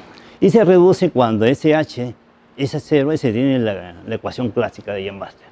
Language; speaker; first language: Spanish; native; Spanish